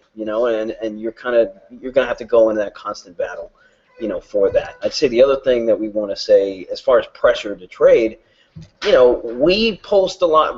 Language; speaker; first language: English; native; English